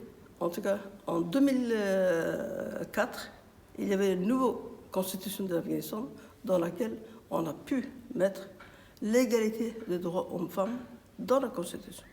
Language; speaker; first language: French; non-native, fluent; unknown